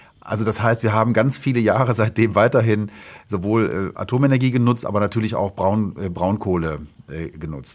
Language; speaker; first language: German; native; German